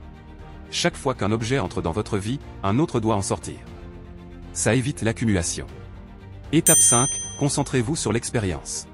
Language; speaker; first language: French; native; French